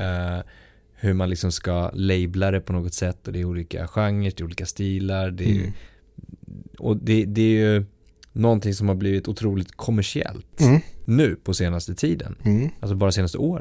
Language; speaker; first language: Swedish; native; Swedish